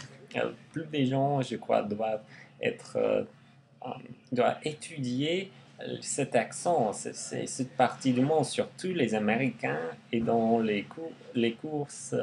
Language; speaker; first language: French; non-native, learner; English